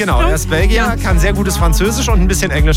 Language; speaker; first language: German; native; German